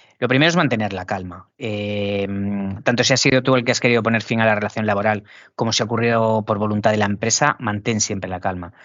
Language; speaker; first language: Spanish; native; Spanish